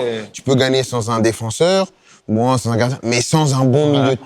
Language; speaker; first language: French; native; French